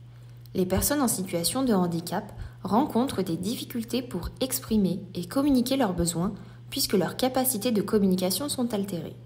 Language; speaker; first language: French; native; French